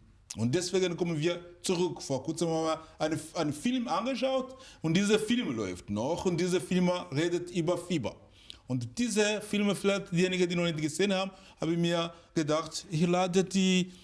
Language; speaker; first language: German; non-native, fluent; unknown